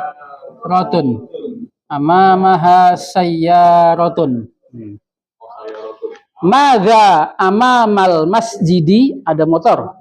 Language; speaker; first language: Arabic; non-native, fluent; Indonesian